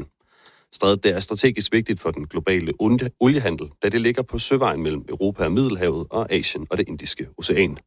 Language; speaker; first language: Danish; native; Danish